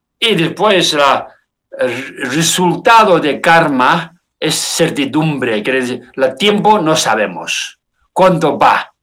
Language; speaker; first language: Spanish; non-native, learner; Tibetan